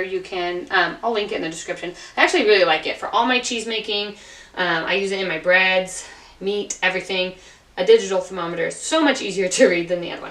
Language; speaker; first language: English; native; English